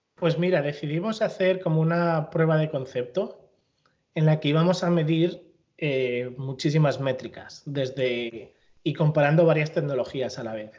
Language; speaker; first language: Spanish; native; Spanish